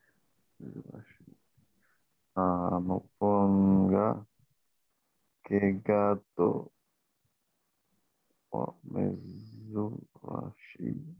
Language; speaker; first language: Japanese; non-native, learner; English